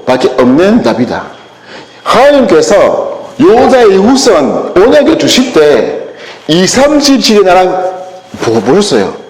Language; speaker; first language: Korean; non-native, learner; French